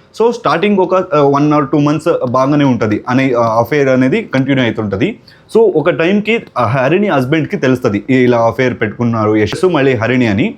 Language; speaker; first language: Telugu; non-native, local second language; Kannada